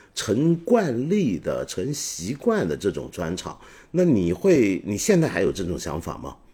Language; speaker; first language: Chinese; non-native, local second language; Cantonese